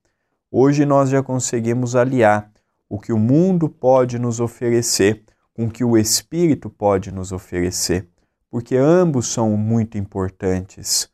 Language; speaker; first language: Portuguese; native; Portuguese